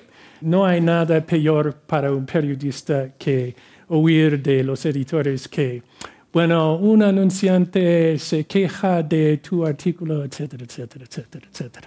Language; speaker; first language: Spanish; non-native, fluent; English